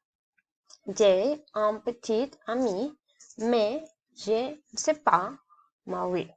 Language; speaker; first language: French; non-native, learner; Spanish